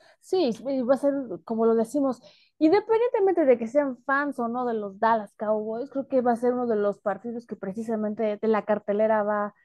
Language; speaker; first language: Spanish; native; Spanish